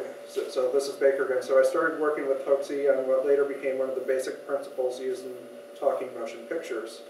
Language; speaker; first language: English; native; English